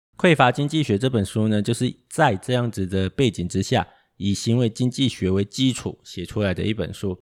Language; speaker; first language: Chinese; native; Chinese